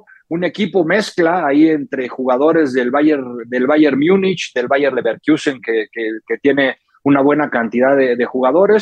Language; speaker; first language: Spanish; native; Spanish